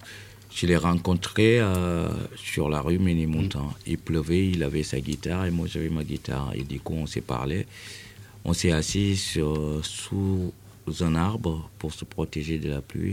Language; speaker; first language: French; non-native, local second language; Wolof